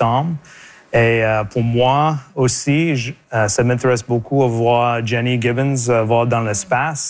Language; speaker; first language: French; non-native, local second language; English